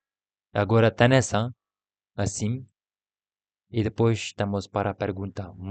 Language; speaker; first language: Portuguese; non-native, learner; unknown